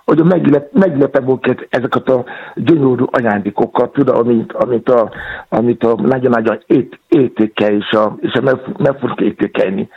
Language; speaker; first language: Hungarian; non-native, fluent; Yoruba